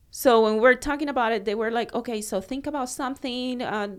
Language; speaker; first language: English; non-native, fluent; Spanish